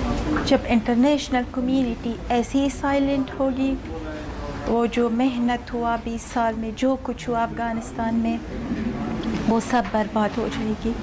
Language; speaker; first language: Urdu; non-native, fluent; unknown